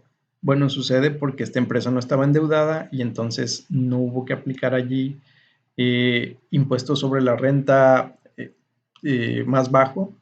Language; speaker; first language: Spanish; native; Spanish